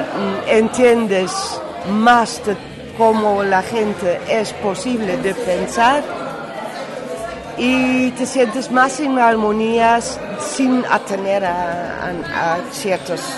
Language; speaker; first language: Spanish; non-native, fluent; Dutch